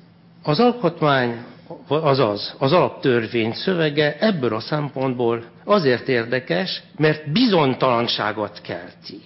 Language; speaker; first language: Hungarian; non-native, fluent; French